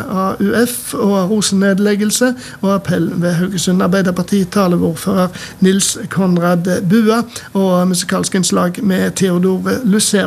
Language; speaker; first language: Norwegian; native; Norwegian